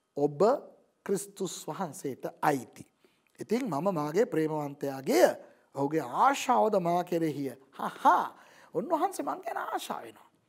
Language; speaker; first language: Sinhala; non-native, local second language; Tamil